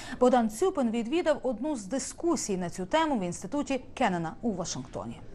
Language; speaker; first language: Ukrainian; native; Ukrainian